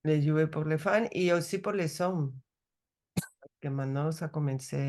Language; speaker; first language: French; non-native, learner; Spanish